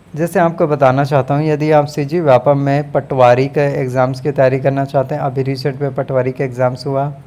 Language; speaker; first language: Hindi; native; Hindi